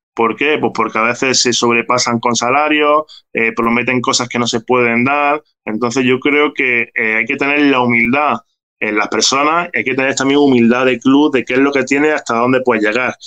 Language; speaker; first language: Spanish; native; Spanish